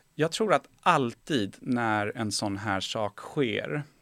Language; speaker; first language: Swedish; early bilingual, other home language; Persian